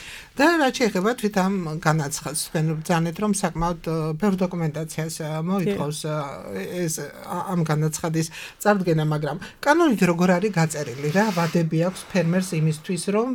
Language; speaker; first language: Georgian; native; Georgian